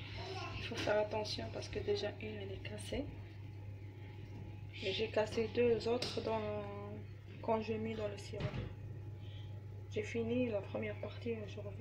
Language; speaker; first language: French; non-native, learner; Arabic